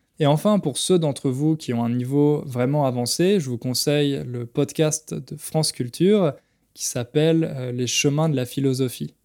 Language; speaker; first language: French; native; French